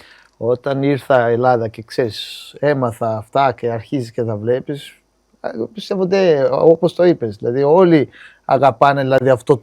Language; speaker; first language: Greek; non-native, fluent; Portuguese